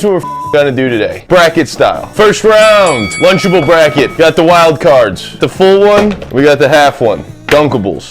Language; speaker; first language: English; native; English